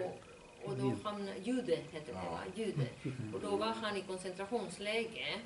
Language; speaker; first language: Swedish; non-native, fluent; Spanish